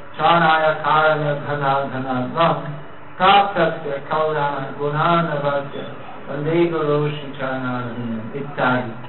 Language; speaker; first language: Bangla; non-native, fluent; English